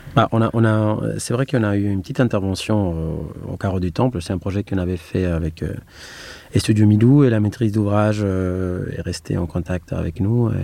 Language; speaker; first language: French; non-native, fluent; Spanish